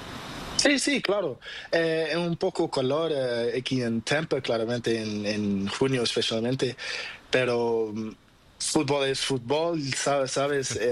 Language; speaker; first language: Spanish; non-native, learner; Portuguese